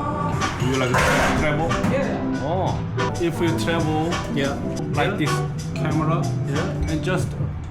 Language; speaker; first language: English; non-native, learner; Korean